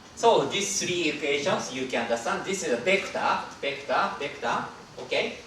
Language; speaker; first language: English; non-native, fluent; Japanese